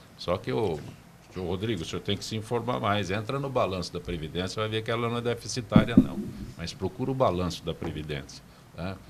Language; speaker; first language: Portuguese; native; Portuguese